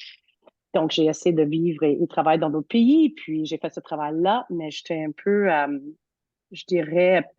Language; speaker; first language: French; native; French